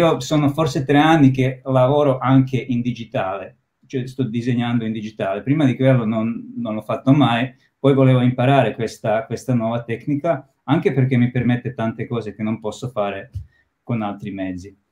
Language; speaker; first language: Italian; non-native, fluent; Croatian